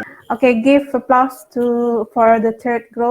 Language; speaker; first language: English; non-native, fluent; Indonesian